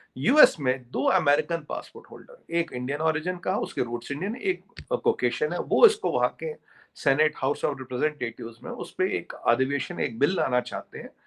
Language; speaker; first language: Hindi; native; Hindi